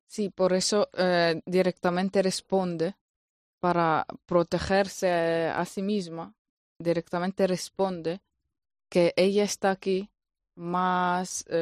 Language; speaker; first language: Spanish; non-native, fluent; Ukrainian